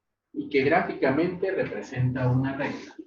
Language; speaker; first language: Spanish; native; Spanish